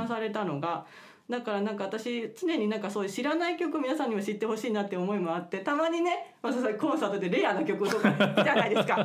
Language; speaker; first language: Japanese; native; Japanese